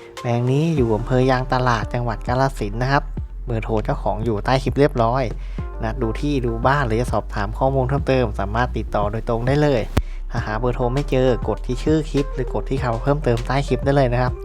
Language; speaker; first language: Thai; native; Thai